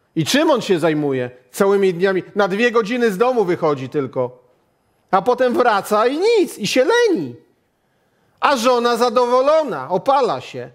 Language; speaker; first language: Polish; native; Polish